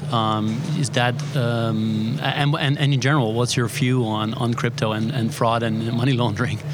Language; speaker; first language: English; non-native, fluent; Dutch